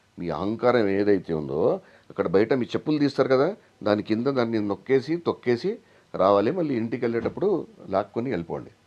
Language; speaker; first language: Telugu; non-native, local second language; Hindi